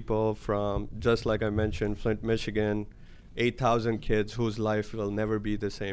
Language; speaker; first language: English; non-native, local second language; Gujarati